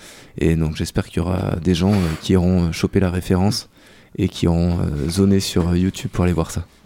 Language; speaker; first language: French; native; French